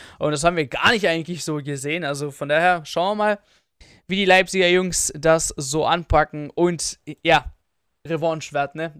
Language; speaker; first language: German; early bilingual, other home language; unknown